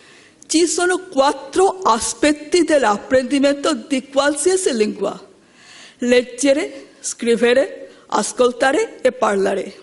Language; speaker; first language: Italian; non-native, learner; Bangla